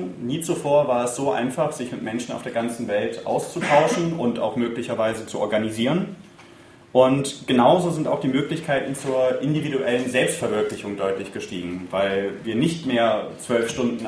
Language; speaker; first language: German; native; German